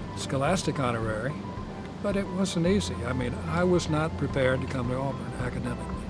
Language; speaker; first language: English; native; English